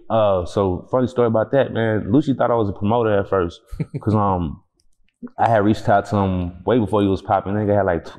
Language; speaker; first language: English; native; English